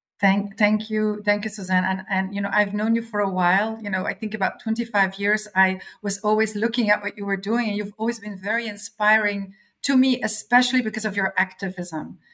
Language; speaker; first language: English; non-native, fluent; Dutch